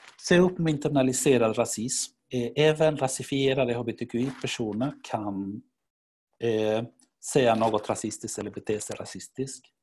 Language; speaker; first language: Swedish; non-native, fluent; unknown